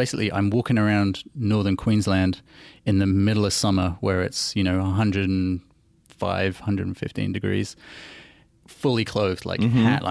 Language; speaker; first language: English; native; English